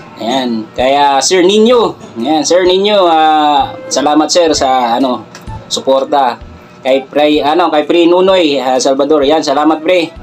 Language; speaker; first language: Filipino; non-native, local second language; Cebuano